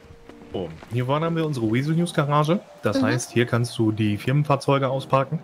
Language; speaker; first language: German; native; German